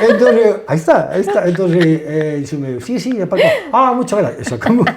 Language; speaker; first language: Spanish; non-native, local second language; Galician